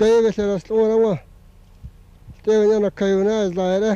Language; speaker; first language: English; native; English